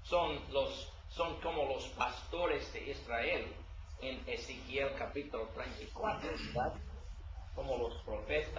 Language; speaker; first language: Spanish; non-native, learner; English